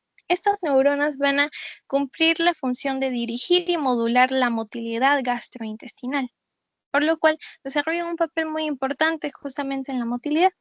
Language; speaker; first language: Spanish; native; Spanish